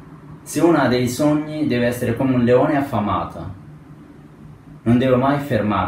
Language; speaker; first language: Italian; non-native, fluent; Persian